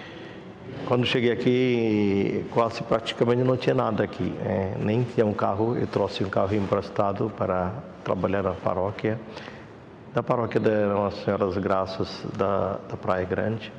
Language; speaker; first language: Portuguese; non-native, fluent; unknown